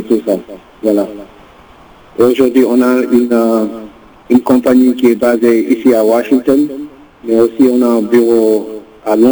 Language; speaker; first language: French; non-native, local second language; Wolof